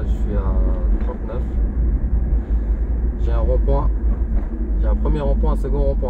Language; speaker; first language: French; native; French